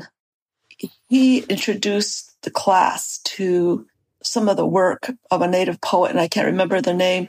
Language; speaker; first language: English; early bilingual, other home language; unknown